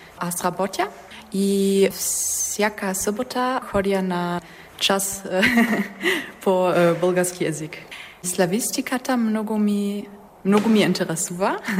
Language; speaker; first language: Bulgarian; non-native, learner; German